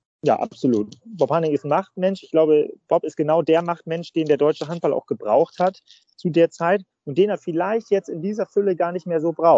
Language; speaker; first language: German; native; German